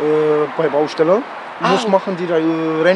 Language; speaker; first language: German; non-native, learner; Romanian